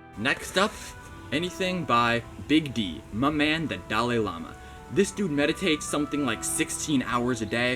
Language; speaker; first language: English; native; English